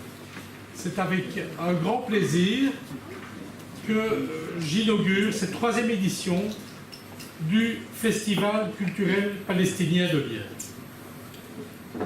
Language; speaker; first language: French; native; French